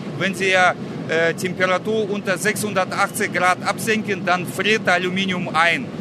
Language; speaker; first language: German; non-native, fluent; Russian